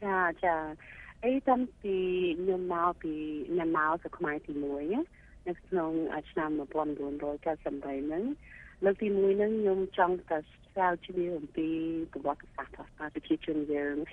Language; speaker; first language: Khmer; early bilingual, heritage; Khmer